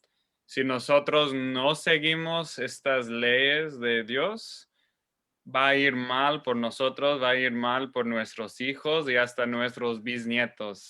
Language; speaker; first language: Spanish; non-native, fluent; English